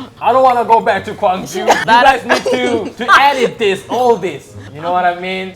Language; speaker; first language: English; native; English